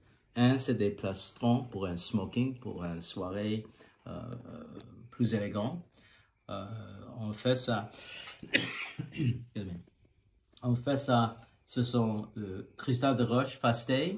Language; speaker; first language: French; non-native, fluent; English